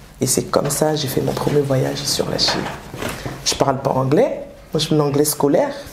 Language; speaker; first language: French; early bilingual, other home language; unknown